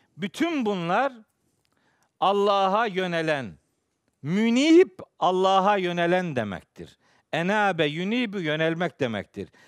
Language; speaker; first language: Turkish; native; Turkish